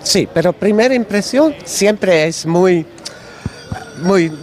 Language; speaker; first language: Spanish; non-native, learner; Dutch